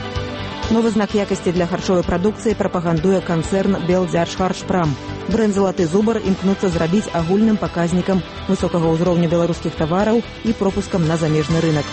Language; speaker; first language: Belarusian; native; Belarusian